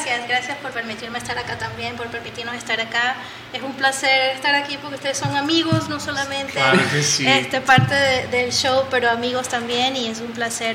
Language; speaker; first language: Spanish; native; Spanish